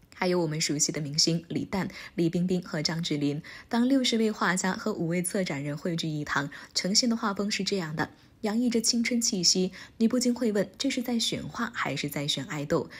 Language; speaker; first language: Chinese; native; Chinese